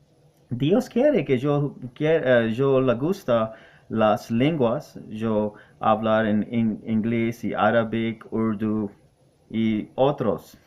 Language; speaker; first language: Spanish; non-native, learner; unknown